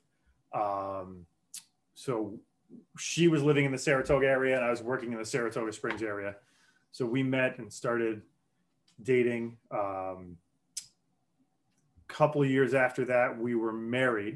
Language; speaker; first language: English; native; English